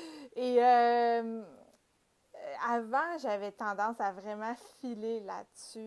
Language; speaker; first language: French; native; French